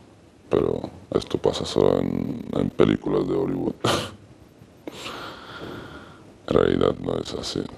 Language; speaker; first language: Spanish; non-native, learner; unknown